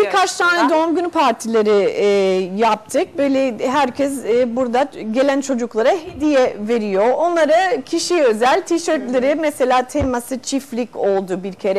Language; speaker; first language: Turkish; non-native, fluent; Spanish